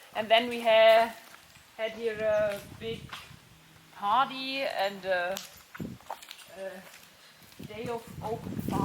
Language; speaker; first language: English; non-native, learner; German